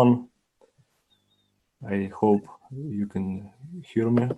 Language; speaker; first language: English; non-native, learner; Ukrainian